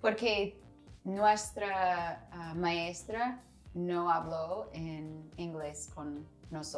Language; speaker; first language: Spanish; non-native, learner; English